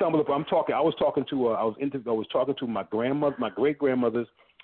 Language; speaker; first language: English; early bilingual, other home language; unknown